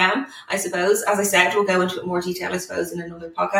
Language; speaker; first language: English; native; English